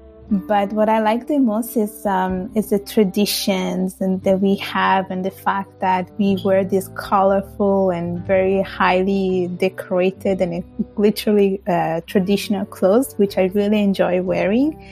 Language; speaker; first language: English; non-native, fluent; Bangla